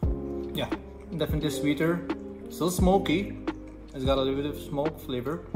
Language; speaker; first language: English; non-native, local second language; Filipino